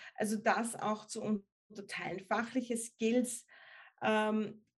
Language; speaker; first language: German; native; German